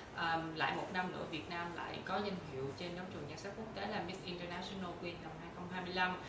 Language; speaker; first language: Vietnamese; native; Vietnamese